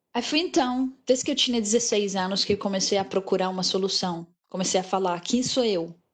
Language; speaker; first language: Portuguese; non-native, fluent; Arabic